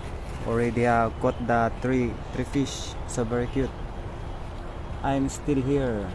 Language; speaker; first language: English; non-native, learner; Filipino